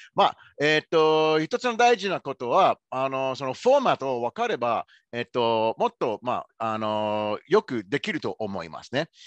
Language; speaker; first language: Japanese; non-native, fluent; English